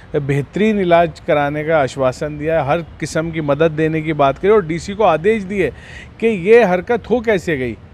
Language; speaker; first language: Hindi; native; Hindi